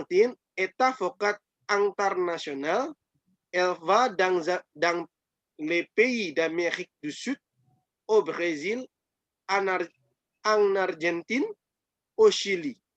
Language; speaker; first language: French; non-native, fluent; Indonesian